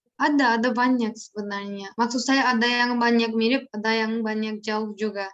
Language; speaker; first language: Indonesian; non-native, learner; Turkish